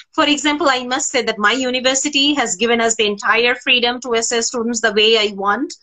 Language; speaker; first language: English; non-native, local second language; Bangla